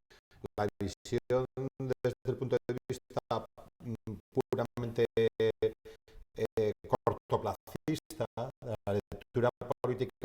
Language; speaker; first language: Spanish; native; Spanish